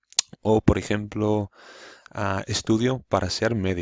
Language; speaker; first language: Spanish; non-native, fluent; English